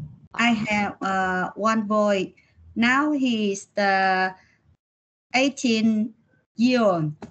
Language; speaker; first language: English; non-native, learner; Vietnamese